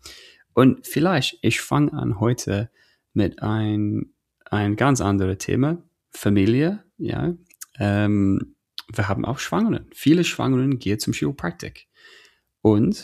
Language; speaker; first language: German; non-native, fluent; English